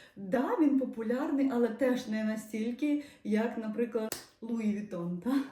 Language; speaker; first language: Ukrainian; non-native, local second language; Russian